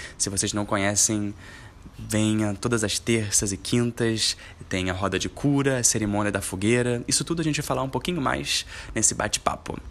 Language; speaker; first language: Portuguese; native; Portuguese